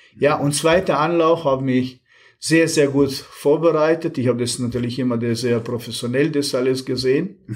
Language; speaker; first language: German; non-native, fluent; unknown